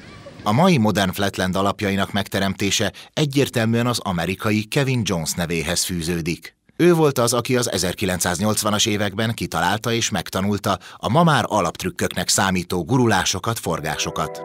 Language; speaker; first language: Hungarian; native; Hungarian